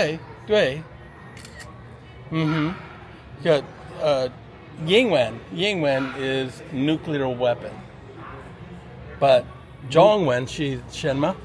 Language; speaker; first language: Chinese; non-native, learner; English